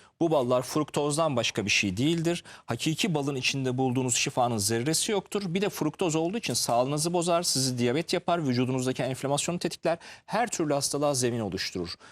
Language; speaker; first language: Turkish; native; Turkish